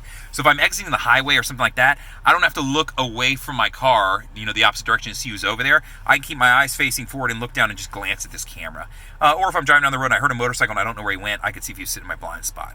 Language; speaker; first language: English; native; English